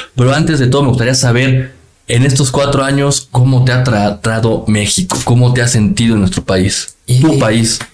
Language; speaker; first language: Spanish; native; Spanish